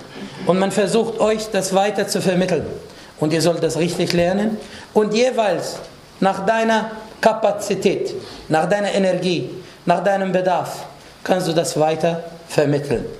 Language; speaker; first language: German; non-native, fluent; Arabic